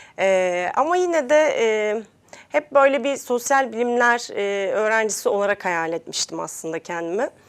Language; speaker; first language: Turkish; native; Turkish